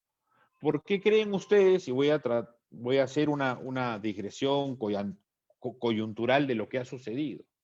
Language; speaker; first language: Spanish; native; Spanish